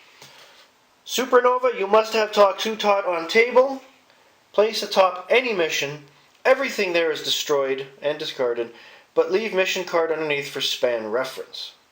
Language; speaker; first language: English; native; English